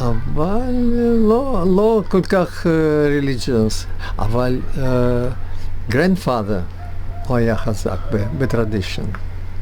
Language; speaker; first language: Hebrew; non-native, learner; Russian